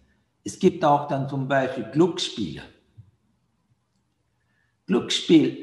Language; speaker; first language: German; non-native, learner; Sinhala